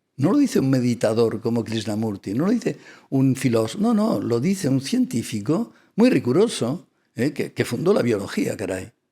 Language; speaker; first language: Spanish; non-native, local second language; Catalan